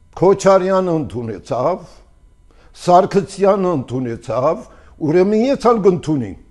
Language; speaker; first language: Armenian; early bilingual, heritage; Armenian